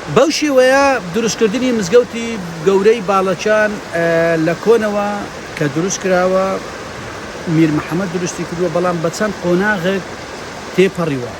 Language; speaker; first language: Central Kurdish; native; Central Kurdish